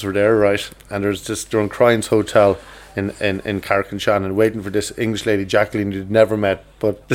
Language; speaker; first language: English; native; English